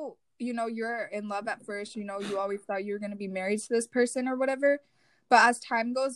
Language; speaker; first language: English; non-native, fluent; Korean